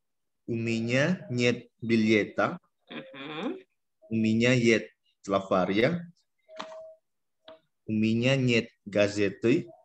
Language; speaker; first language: Russian; non-native, learner; Indonesian